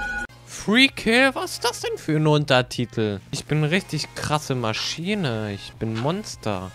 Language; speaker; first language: German; native; German